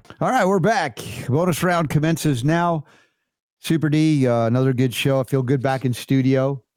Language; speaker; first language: English; native; English